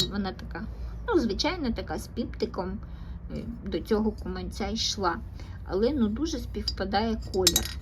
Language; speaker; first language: Ukrainian; non-native, local second language; Russian